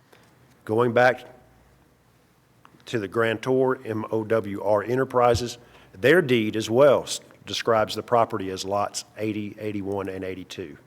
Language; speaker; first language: English; native; English